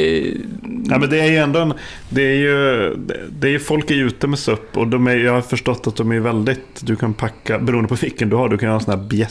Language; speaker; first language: Swedish; native; Swedish